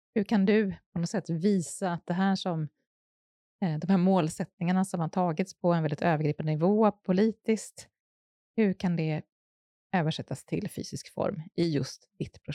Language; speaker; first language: Swedish; native; Swedish